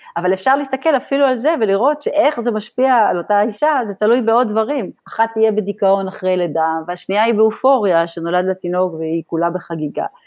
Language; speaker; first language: Hebrew; native; Hebrew